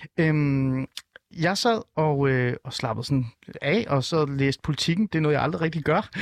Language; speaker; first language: Danish; early bilingual, other home language; Persian